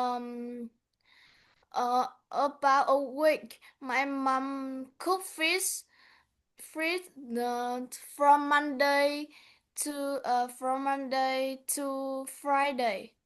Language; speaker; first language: English; non-native, learner; Vietnamese